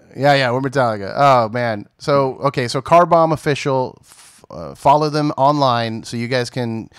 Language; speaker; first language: English; native; English